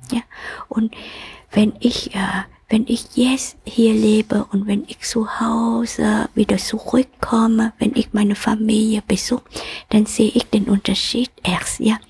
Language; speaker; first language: German; non-native, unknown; Vietnamese